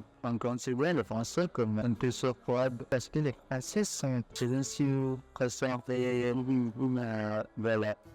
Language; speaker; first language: French; non-native, fluent; Filipino